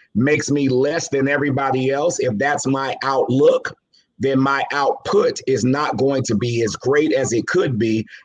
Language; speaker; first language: English; native; English